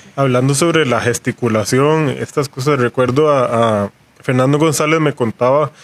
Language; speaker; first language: Spanish; native; Spanish